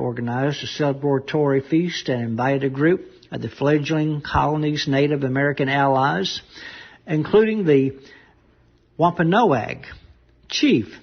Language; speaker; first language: English; native; English